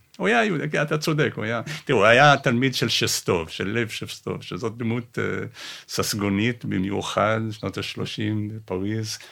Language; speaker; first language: Hebrew; non-native, fluent; English